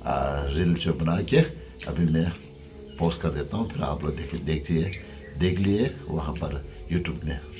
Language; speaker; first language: Hindi; non-native, local second language; Tibetan